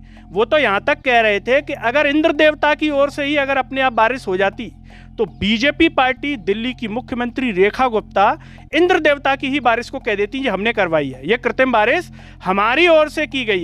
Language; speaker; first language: Hindi; native; Hindi